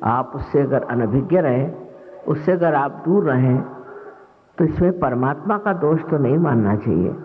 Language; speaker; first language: Hindi; non-native, local second language; Marathi